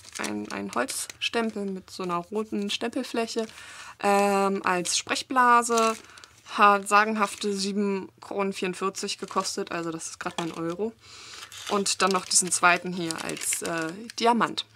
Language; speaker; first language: German; native; German